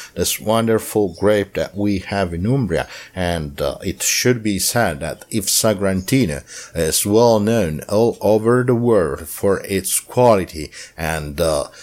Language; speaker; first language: English; non-native, fluent; Italian